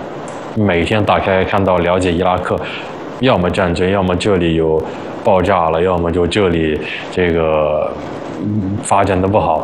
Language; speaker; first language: Chinese; early bilingual, other home language; Arabic